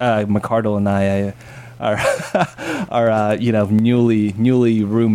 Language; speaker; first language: English; native; English